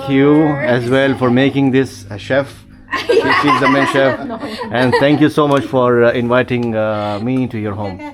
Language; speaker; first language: English; non-native, local second language; Urdu